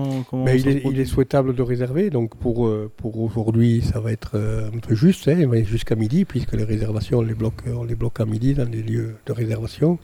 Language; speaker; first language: French; native; French